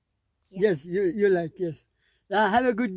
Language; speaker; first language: English; non-native, learner; Mongolian